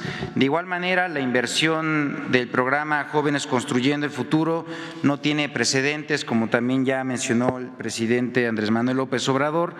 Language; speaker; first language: Spanish; native; Spanish